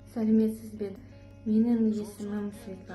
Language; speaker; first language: Kazakh; non-native, learner; Russian